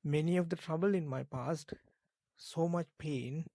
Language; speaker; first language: English; non-native, local second language; Sinhala